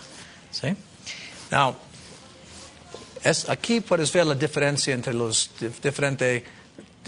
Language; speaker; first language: Spanish; non-native, learner; English